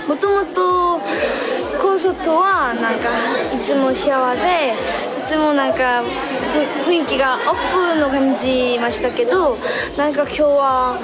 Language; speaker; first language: Japanese; non-native, learner; Korean